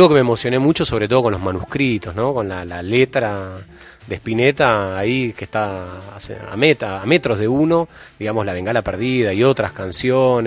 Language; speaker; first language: Spanish; native; Spanish